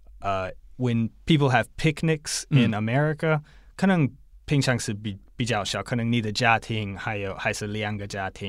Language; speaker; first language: Chinese; non-native, fluent; English